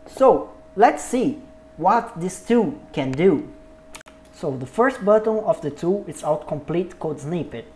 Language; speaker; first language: English; non-native, learner; Portuguese